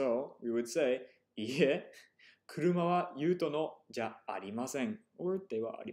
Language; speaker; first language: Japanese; non-native, fluent; English